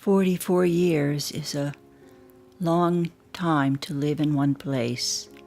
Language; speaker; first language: English; native; English